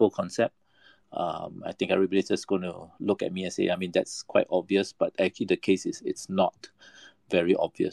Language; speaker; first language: English; non-native, local second language; Malay